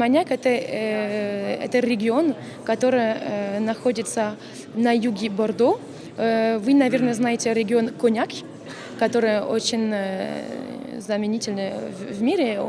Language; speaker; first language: Russian; non-native, fluent; French